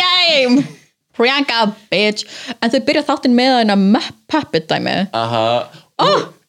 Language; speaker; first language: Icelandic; non-native, fluent; English